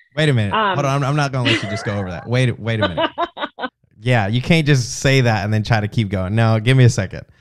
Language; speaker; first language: English; native; English